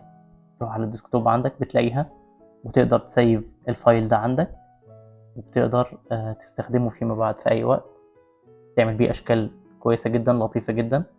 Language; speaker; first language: Arabic; native; Arabic